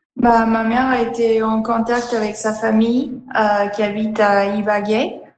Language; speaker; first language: French; non-native, fluent; Spanish